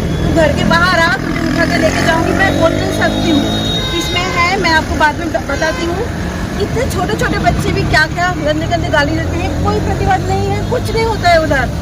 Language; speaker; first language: Hindi; non-native, local second language; Bangla